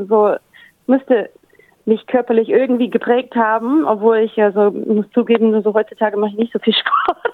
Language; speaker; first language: German; native; German